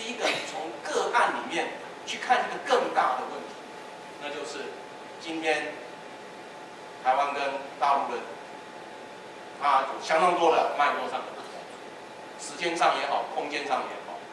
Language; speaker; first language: Chinese; native; Chinese